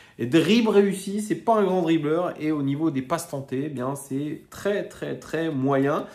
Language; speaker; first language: French; native; French